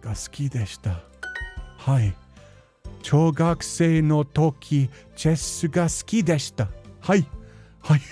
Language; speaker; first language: Japanese; non-native, learner; English